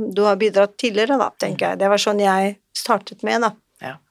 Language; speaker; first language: Norwegian; non-native, fluent; Portuguese